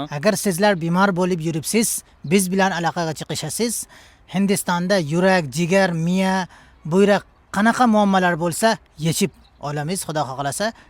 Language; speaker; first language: Uzbek; non-native, fluent; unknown